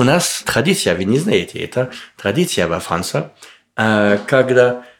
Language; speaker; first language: Russian; non-native, learner; French